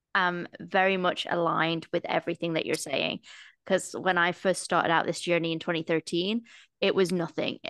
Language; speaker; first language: English; native; English